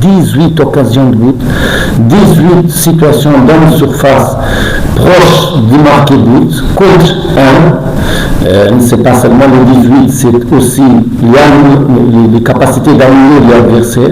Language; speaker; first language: French; non-native, learner; Portuguese